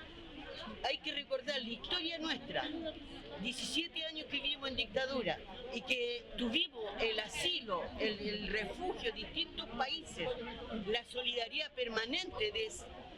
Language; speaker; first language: Spanish; native; Spanish